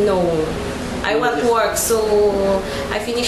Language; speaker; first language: English; non-native, learner; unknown